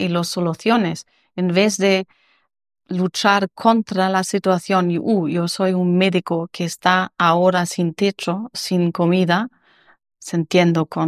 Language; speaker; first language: Spanish; non-native, learner; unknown